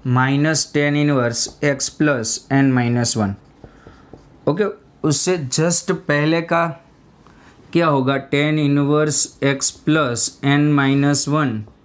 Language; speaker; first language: Hindi; non-native, local second language; Gujarati